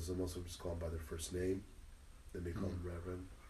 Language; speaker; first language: English; early bilingual, other home language; Spanish